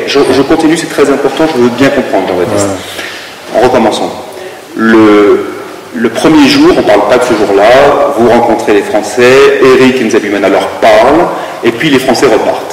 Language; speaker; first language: French; native; French